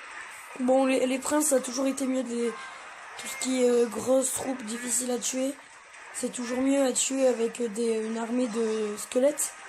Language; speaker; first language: French; native; French